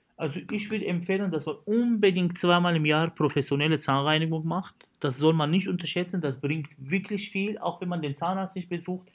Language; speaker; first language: German; non-native, fluent; Arabic